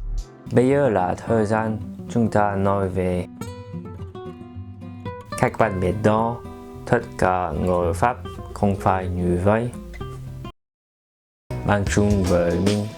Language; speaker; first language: Vietnamese; non-native, learner; French